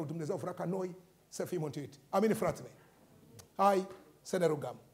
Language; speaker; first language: Romanian; non-native, learner; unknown